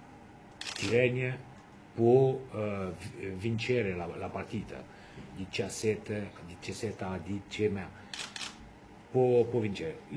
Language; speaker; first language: Italian; non-native, fluent; French